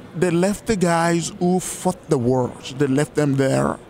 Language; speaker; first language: English; non-native, local second language; Yoruba